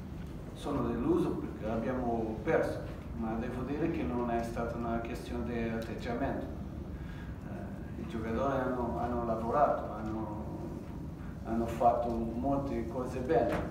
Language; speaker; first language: Italian; non-native, fluent; Portuguese